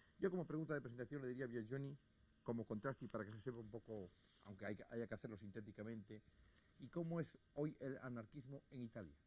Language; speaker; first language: Spanish; native; Spanish